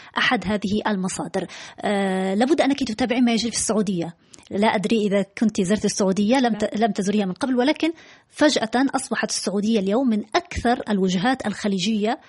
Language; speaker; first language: Arabic; native; Arabic